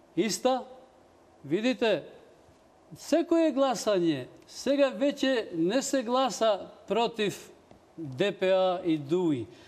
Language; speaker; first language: Macedonian; non-native, local second language; Albanian